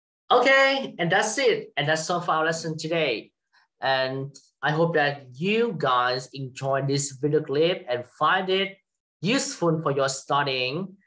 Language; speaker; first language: English; non-native, fluent; Vietnamese